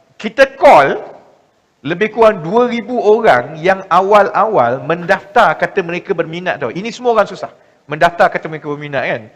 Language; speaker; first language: Malay; native; Malay